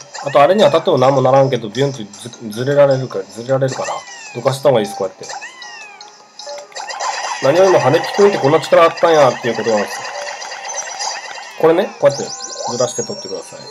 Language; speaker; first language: Japanese; native; Japanese